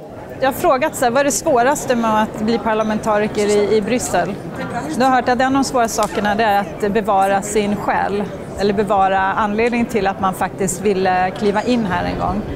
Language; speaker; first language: Swedish; native; Swedish